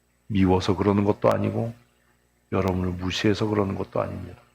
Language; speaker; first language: Korean; native; Korean